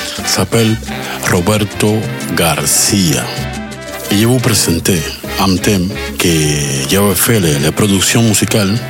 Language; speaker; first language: French; non-native, learner; Spanish